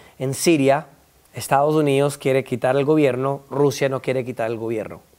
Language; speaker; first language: Spanish; early bilingual, heritage; Spanish